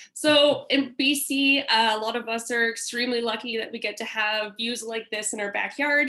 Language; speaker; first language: English; native; English